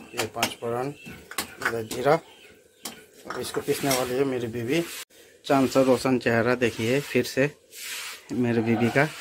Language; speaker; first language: Hindi; non-native, local second language; Nepali